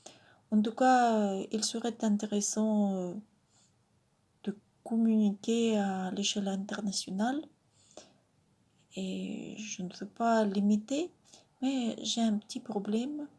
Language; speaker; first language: French; non-native, fluent; Russian